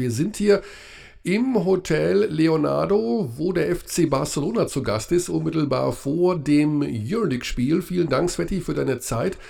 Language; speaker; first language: German; native; German